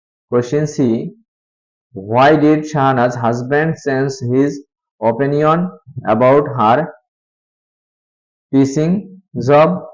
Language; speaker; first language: English; non-native, local second language; Bangla